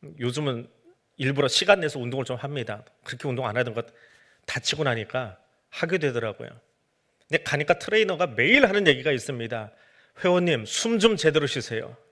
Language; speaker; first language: Korean; native; Korean